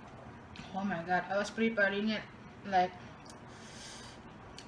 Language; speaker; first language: English; non-native, learner; Indonesian